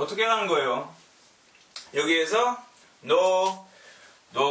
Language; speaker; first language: Korean; non-native, learner; French